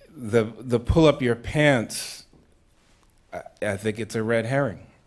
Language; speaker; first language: English; native; English